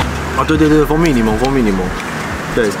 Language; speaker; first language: Chinese; native; Chinese